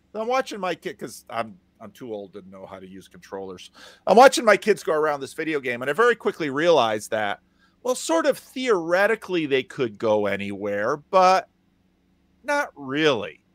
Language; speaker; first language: English; native; English